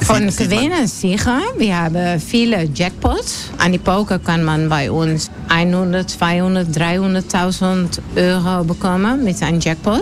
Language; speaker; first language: German; non-native, learner; Dutch